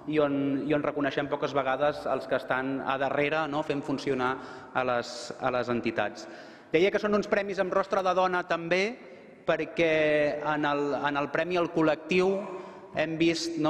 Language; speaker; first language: Catalan; native; Catalan